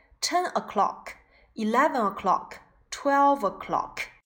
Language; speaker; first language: English; non-native, fluent; Chinese